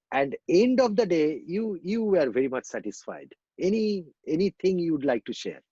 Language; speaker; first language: English; non-native, local second language; Bangla